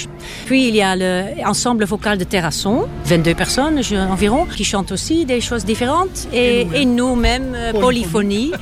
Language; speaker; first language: French; non-native, fluent; Dutch